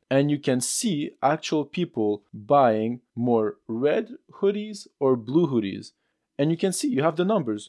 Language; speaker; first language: English; non-native, fluent; French